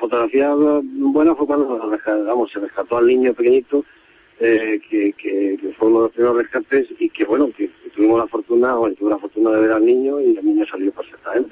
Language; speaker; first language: Spanish; native; Spanish